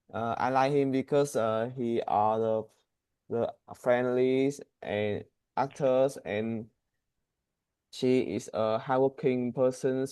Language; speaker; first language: English; non-native, learner; Vietnamese